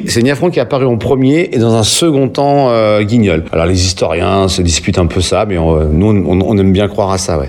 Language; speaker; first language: French; native; French